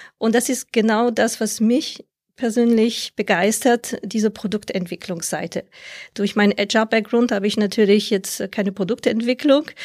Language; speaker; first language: German; non-native, fluent; French